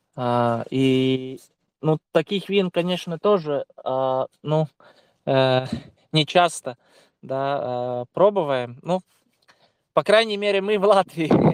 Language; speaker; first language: Russian; non-native, local second language; Latvian